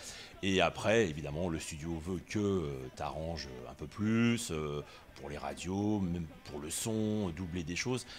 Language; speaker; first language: French; native; French